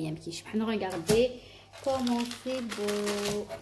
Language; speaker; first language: French; non-native, local second language; Arabic